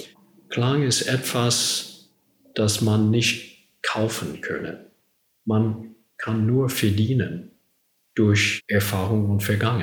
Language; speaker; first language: German; non-native, learner; English